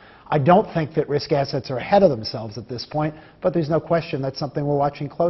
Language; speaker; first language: English; native; English